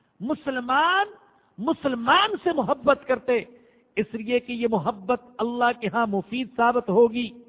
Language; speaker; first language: Urdu; non-native, local second language; Punjabi